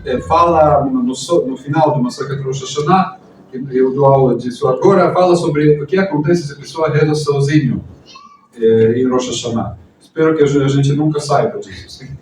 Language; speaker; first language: Portuguese; non-native, fluent; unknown